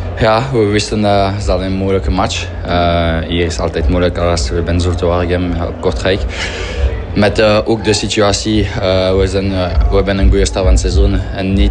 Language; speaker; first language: Dutch; non-native, fluent; French